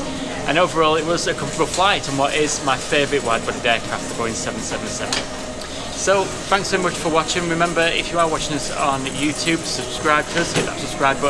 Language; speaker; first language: English; native; English